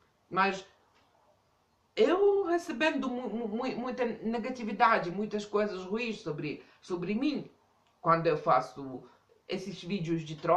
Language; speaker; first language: Portuguese; non-native, fluent; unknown